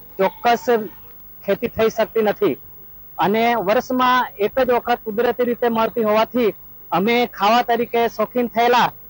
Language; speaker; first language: Gujarati; native; Gujarati